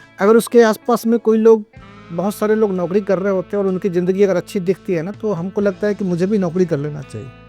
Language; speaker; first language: Hindi; native; Hindi